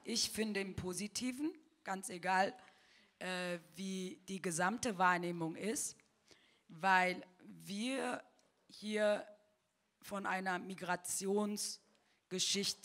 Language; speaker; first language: German; early bilingual, other home language; Turkish